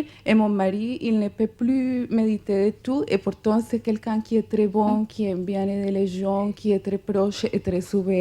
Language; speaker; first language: French; non-native, fluent; Spanish